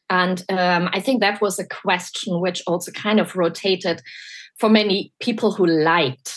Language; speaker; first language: English; non-native, fluent; German